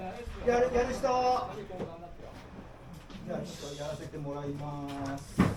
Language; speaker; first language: Japanese; native; Japanese